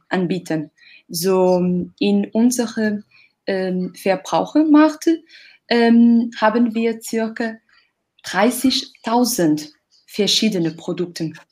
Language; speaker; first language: German; non-native, learner; Portuguese